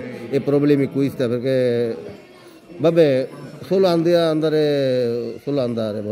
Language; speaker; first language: Italian; non-native, learner; Bangla